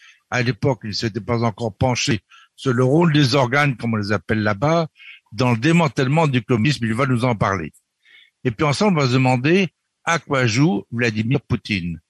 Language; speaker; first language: French; native; French